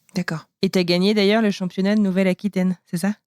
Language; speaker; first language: French; native; French